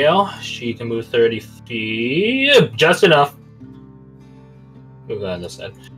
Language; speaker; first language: English; native; English